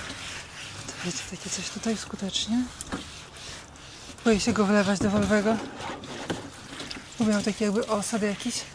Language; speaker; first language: Polish; native; Polish